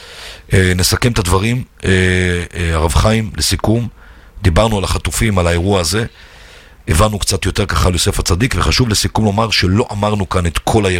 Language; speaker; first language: Hebrew; native; Hebrew